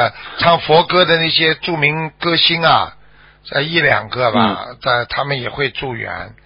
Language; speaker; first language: Chinese; native; Chinese